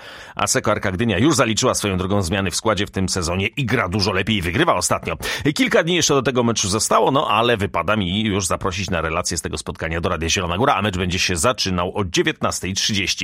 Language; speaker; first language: Polish; native; Polish